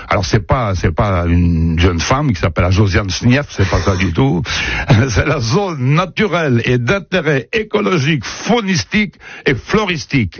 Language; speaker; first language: French; native; French